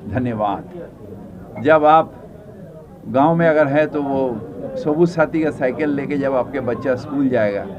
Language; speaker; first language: Hindi; non-native, local second language; Bangla